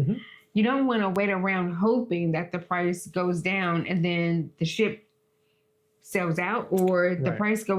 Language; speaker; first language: English; native; English